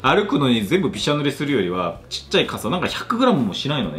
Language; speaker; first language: Japanese; non-native, fluent; Korean